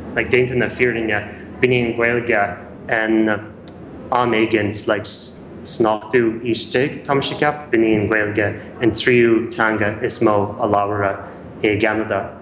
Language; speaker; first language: Irish; non-native, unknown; English